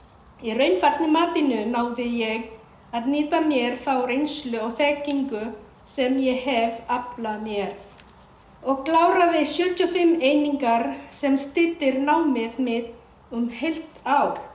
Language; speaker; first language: Icelandic; non-native, fluent; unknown